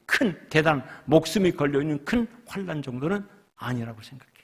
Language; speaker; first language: Korean; native; Korean